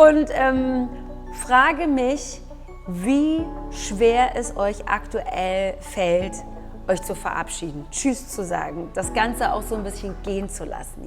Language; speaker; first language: German; native; German